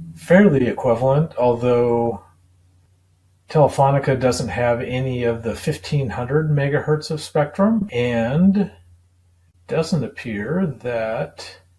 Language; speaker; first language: English; native; English